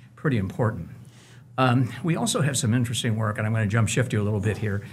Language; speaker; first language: English; native; English